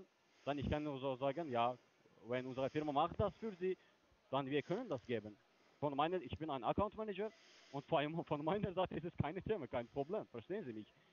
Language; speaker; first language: German; non-native, learner; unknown